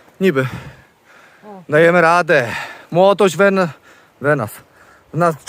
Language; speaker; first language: Polish; native; Polish